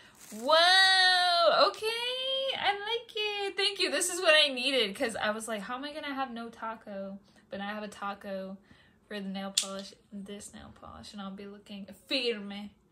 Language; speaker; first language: English; early bilingual, other home language; Spanish